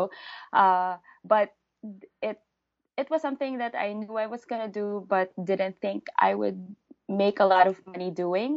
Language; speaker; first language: English; native; English